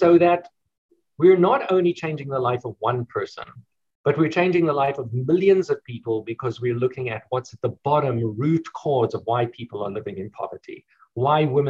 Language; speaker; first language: English; native; English